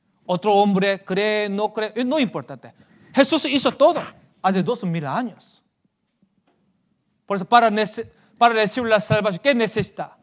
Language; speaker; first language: Spanish; non-native, fluent; Korean